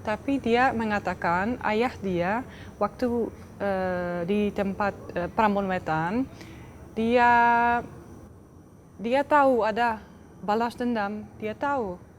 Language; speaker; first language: Indonesian; non-native, fluent; Dutch